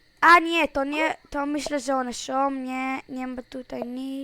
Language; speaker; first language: Polish; early bilingual, heritage; Polish